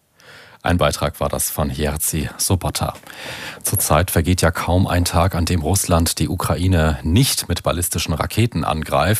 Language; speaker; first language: German; native; German